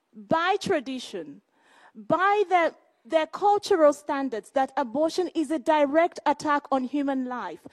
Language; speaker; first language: English; non-native, local second language; Igbo